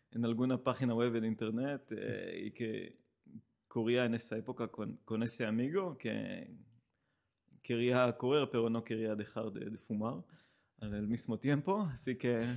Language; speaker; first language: Spanish; non-native, learner; Hebrew